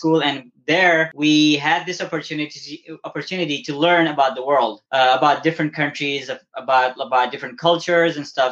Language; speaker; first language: English; non-native, local second language; Balti